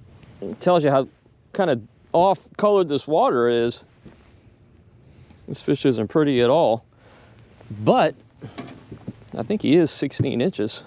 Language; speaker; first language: English; native; English